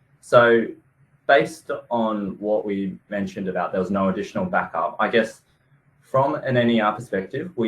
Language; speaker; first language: English; native; English